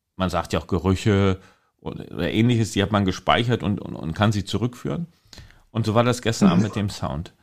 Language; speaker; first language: German; native; German